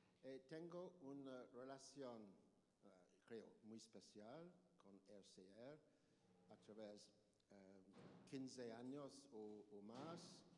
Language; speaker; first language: Spanish; non-native, learner; English